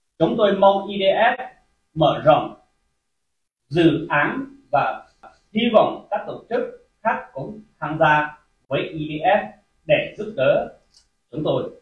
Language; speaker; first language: Vietnamese; non-native, local second language; Hmong